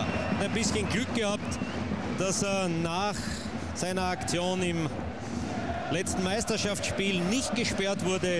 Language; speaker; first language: German; native; German